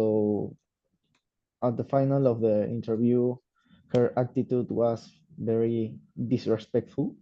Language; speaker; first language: English; non-native, learner; Spanish